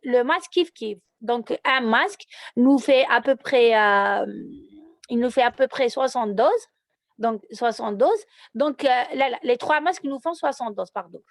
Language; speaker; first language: French; non-native, local second language; Arabic